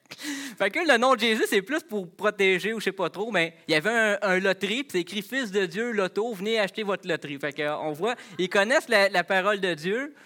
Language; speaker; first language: French; native; French